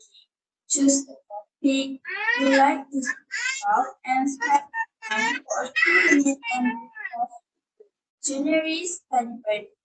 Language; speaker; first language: English; non-native, learner; Malay